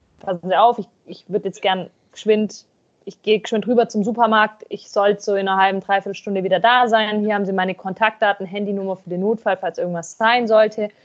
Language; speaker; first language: German; native; German